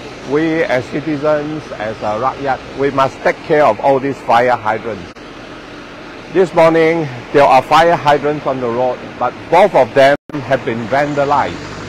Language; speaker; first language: English; non-native, local second language; Chinese